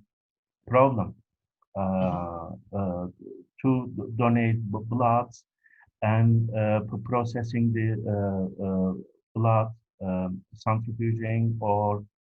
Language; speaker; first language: English; non-native, fluent; Turkish